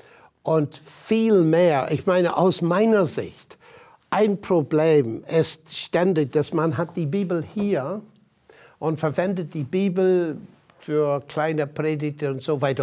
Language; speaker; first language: German; non-native, fluent; English